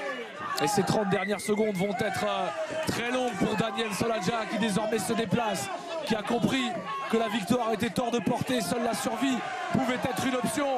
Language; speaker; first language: French; native; French